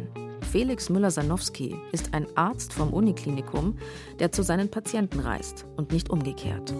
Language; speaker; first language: German; native; German